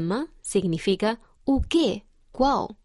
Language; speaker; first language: Portuguese; non-native, fluent; Chinese